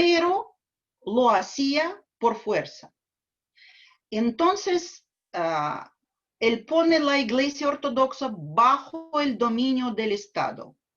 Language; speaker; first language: Spanish; non-native, fluent; Russian